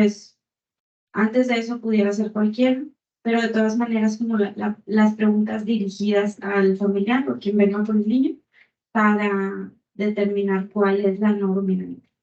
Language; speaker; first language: Spanish; native; Spanish